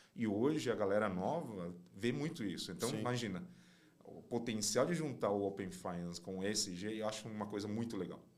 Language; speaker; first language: Portuguese; non-native, fluent; Chinese